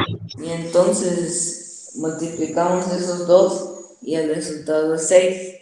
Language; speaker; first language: Spanish; native; Spanish